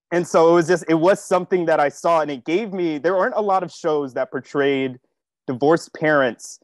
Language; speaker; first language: English; native; English